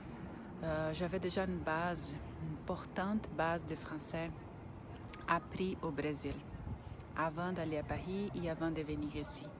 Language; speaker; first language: French; non-native, fluent; Portuguese